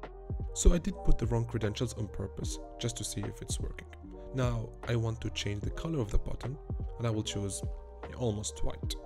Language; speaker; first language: English; non-native, fluent; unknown